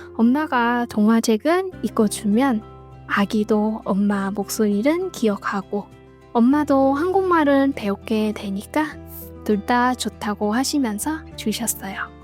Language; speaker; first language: Korean; non-native, fluent; Vietnamese